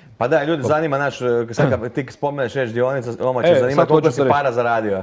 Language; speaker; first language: Croatian; native; Croatian